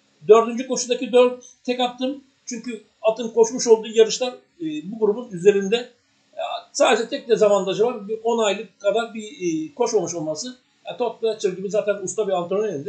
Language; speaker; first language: Turkish; native; Turkish